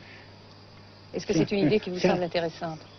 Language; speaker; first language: French; native; French